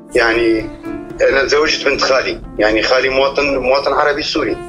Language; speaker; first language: Arabic; native; Arabic